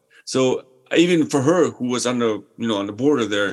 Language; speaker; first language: English; non-native, fluent; Ukrainian